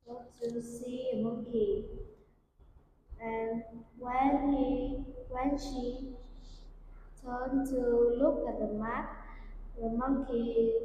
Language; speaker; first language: English; non-native, learner; Vietnamese